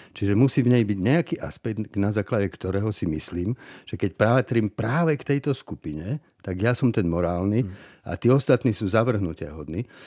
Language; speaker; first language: Slovak; native; Slovak